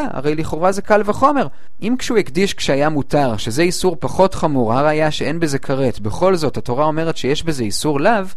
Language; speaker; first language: Hebrew; native; Hebrew